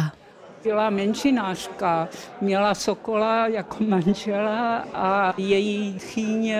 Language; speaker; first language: Czech; early bilingual, other home language; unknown